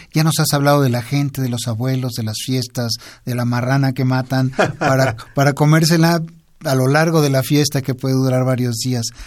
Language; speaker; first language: Spanish; native; Spanish